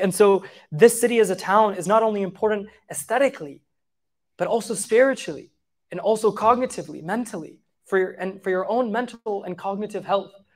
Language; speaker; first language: English; native; English